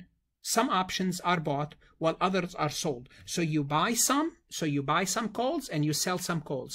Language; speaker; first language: English; non-native, fluent; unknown